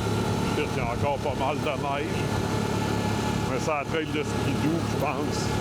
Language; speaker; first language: French; native; French